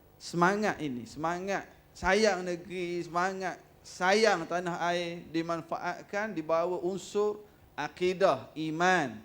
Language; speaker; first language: Malay; native; Malay